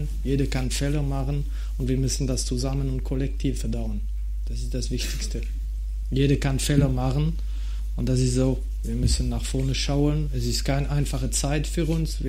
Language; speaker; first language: German; non-native, fluent; French